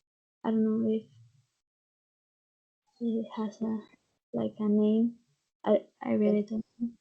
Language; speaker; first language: English; non-native, fluent; Spanish